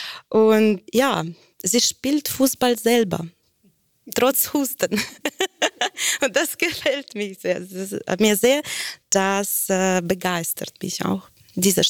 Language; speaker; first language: German; non-native, fluent; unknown